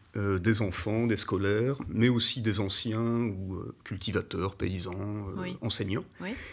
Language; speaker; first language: French; native; French